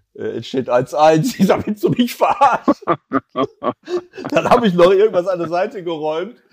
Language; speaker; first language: German; native; German